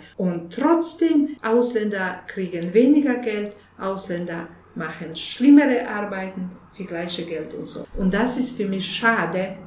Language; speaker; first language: German; non-native, fluent; Bosnian